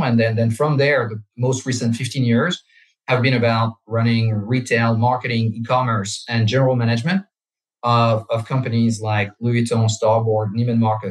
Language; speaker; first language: English; non-native, fluent; French